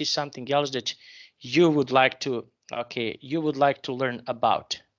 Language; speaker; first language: English; non-native, fluent; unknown